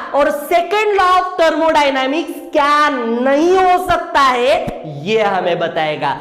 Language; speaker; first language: Hindi; non-native, local second language; Marathi